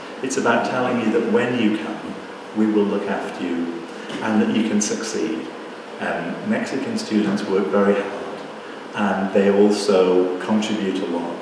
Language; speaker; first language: English; native; English